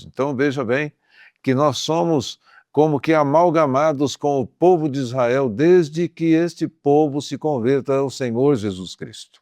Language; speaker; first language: Portuguese; native; Portuguese